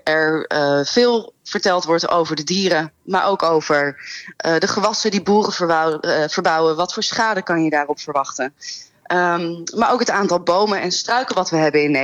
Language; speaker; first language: Dutch; native; Dutch